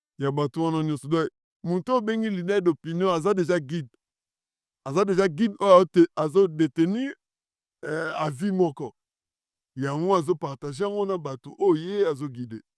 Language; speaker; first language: Lingala; non-native, local second language; Kongo